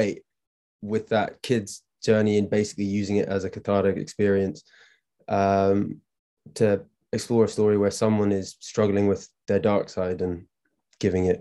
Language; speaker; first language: English; native; English